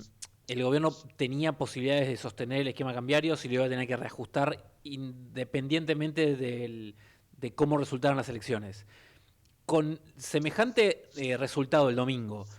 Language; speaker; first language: Spanish; native; Spanish